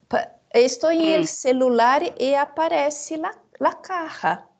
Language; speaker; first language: Spanish; non-native, fluent; Portuguese